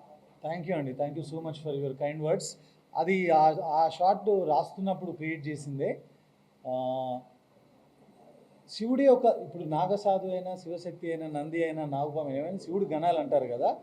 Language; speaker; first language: Telugu; native; Telugu